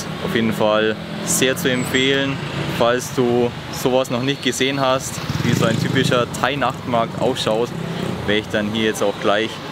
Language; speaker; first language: German; native; German